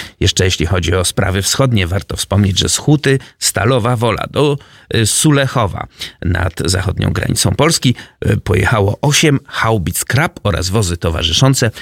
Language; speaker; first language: Polish; native; Polish